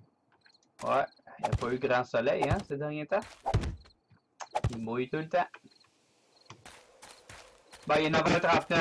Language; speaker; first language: French; native; French